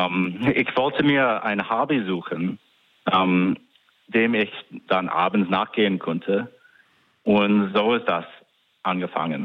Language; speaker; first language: German; non-native, fluent; English